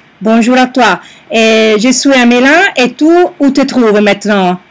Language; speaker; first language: French; non-native, learner; Italian